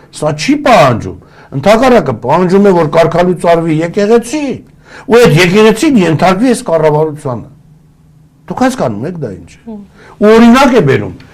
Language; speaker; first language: Armenian; early bilingual, other home language; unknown